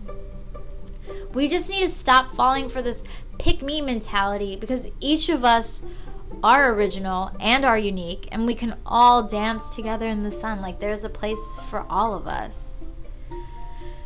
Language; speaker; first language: English; native; English